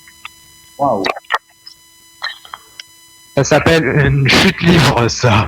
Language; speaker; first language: French; non-native, local second language; Arabic